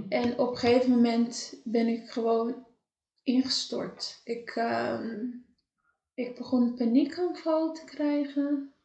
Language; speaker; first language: Dutch; non-native, fluent; Kabuverdianu